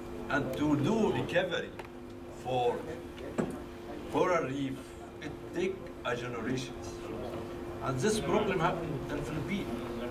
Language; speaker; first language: English; non-native, fluent; Arabic